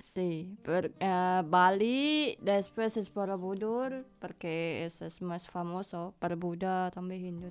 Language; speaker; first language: Catalan; non-native, learner; Indonesian